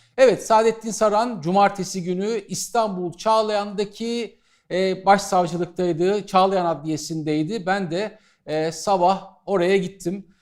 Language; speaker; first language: Turkish; native; Turkish